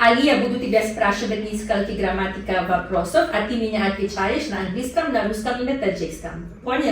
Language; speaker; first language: Russian; non-native, learner; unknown